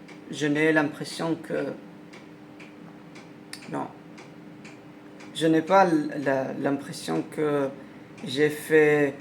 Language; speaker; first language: French; non-native, learner; Arabic